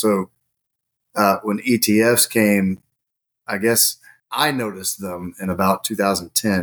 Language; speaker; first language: English; native; English